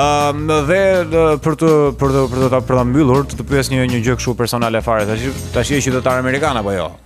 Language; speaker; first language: Albanian; native; Albanian